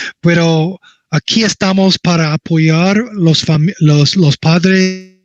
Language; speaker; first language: Spanish; non-native, learner; English